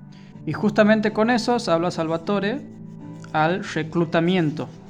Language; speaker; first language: Spanish; native; Spanish